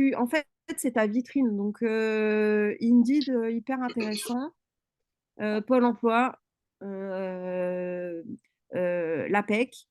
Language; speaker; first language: French; native; French